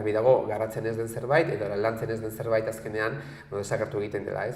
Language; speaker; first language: Basque; native; Basque